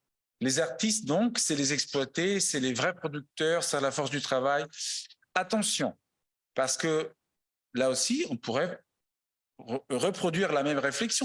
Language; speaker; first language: French; non-native, fluent; Italian